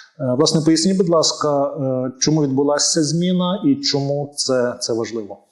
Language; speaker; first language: Ukrainian; native; Ukrainian